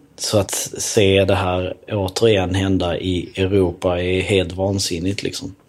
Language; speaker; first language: Swedish; early bilingual, other home language; Albanian